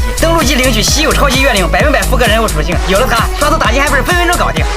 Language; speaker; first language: Chinese; native; Chinese